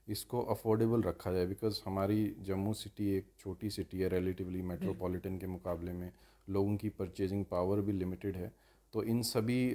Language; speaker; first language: Hindi; native; Hindi